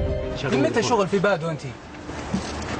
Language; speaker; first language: Arabic; native; Arabic